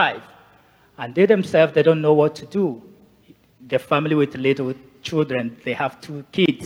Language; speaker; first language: English; non-native, local second language; Igbo